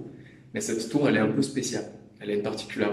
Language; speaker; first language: French; native; French